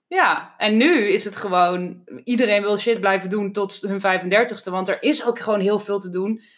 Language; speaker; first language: Dutch; native; Dutch